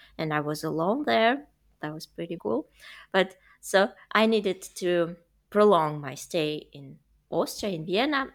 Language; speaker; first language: English; non-native, fluent; Russian